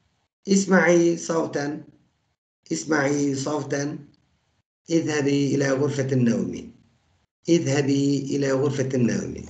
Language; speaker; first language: Arabic; non-native, fluent; Turkish